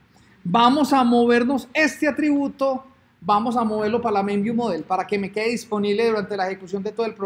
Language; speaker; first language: Spanish; native; Spanish